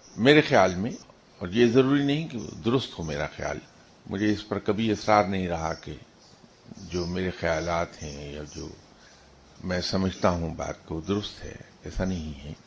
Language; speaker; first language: Urdu; non-native, local second language; Punjabi